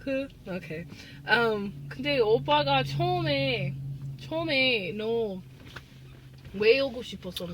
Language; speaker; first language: Korean; non-native, learner; English